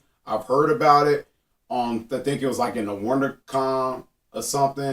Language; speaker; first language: English; native; English